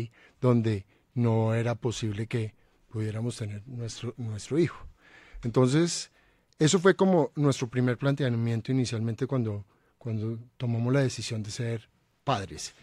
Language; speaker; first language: Spanish; native; Spanish